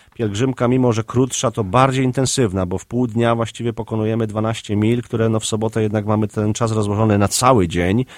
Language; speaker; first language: Polish; native; Polish